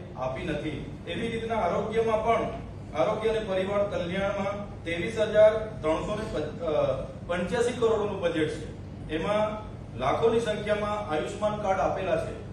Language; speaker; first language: Gujarati; non-native, local second language; Vasavi